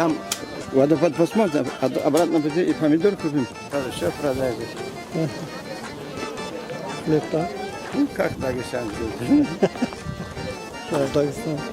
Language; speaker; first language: Russian; non-native, local second language; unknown